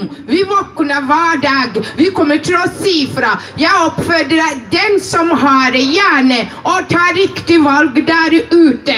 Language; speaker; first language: Norwegian; non-native, fluent; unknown